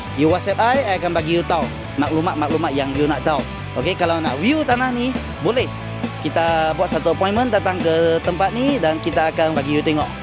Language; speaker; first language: Malay; non-native, local second language; Chinese